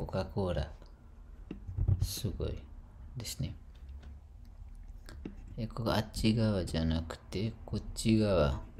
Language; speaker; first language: Japanese; non-native, fluent; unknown